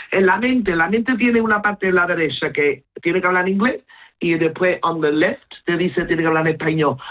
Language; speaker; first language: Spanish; non-native, local second language; Hindi